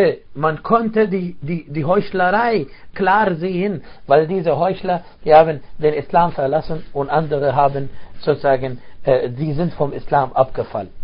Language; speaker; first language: German; non-native, fluent; Arabic